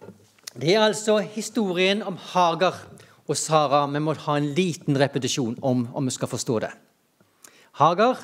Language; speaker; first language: Norwegian; native; Norwegian